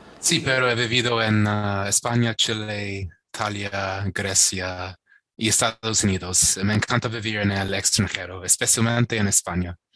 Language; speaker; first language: Spanish; non-native, fluent; English